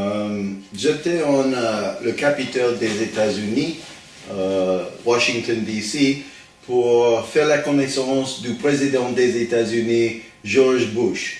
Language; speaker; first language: French; non-native, learner; English